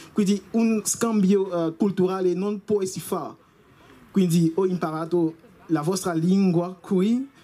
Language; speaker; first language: Italian; non-native, learner; French